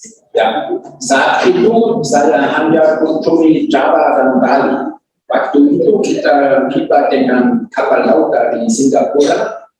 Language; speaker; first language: Indonesian; non-native, learner; German